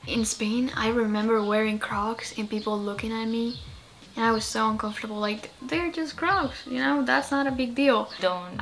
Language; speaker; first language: English; non-native, fluent; Spanish